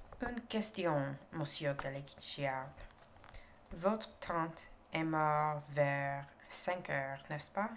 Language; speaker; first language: French; non-native, learner; English